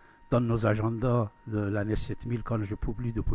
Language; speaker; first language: French; non-native, fluent; Persian